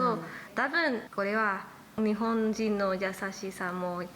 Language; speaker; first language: Japanese; non-native, learner; Spanish